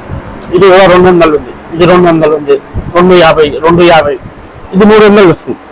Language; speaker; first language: Telugu; non-native, local second language; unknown